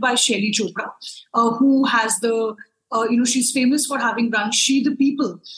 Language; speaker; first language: English; non-native, local second language; Hindi